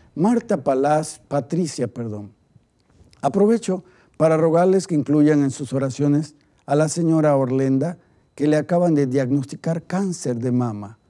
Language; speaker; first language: Spanish; native; Spanish